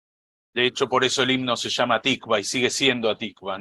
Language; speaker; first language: Spanish; native; Spanish